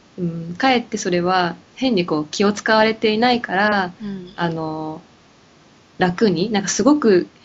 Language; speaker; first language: Japanese; native; Japanese